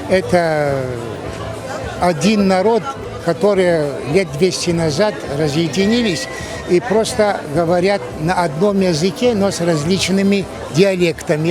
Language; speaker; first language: Russian; non-native, local second language; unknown